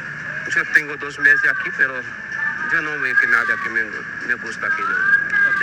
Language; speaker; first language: Spanish; non-native, learner; Haitian Creole